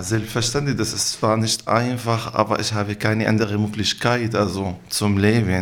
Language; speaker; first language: German; non-native, learner; Arabic